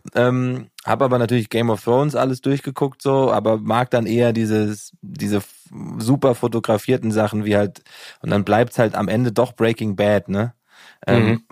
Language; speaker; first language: German; native; German